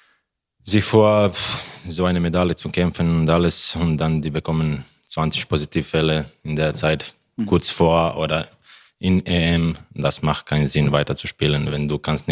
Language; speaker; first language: German; non-native, learner; Croatian